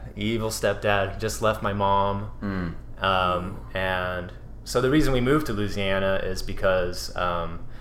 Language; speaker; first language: English; native; English